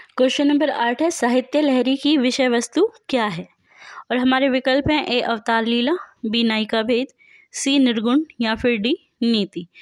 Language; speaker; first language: Hindi; native; Hindi